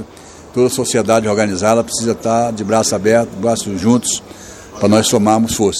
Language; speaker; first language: Portuguese; native; Portuguese